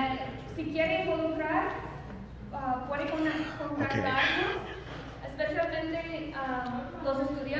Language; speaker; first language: Spanish; early bilingual, other home language; English